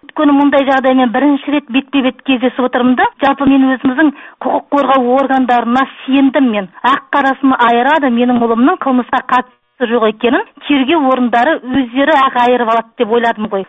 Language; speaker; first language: Kazakh; native; Kazakh